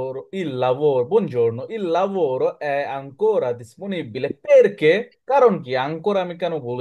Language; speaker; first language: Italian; non-native, learner; Bangla